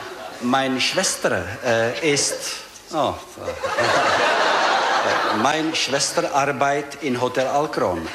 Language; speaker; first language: German; non-native, learner; Czech